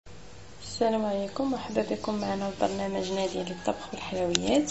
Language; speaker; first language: Arabic; native; Arabic